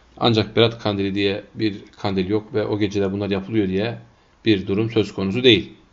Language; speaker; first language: Turkish; non-native, fluent; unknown